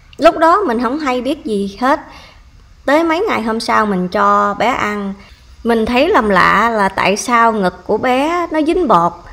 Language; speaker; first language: Vietnamese; early bilingual, heritage; Vietnamese